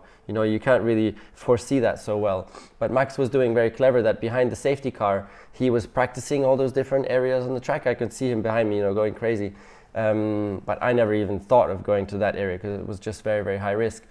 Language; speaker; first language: English; non-native, fluent; German